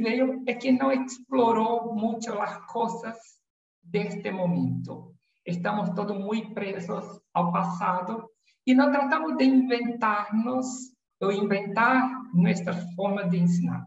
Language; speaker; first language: Spanish; non-native, learner; Portuguese